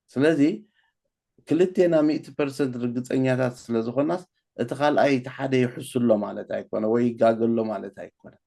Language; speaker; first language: Tigrinya; native; Tigrinya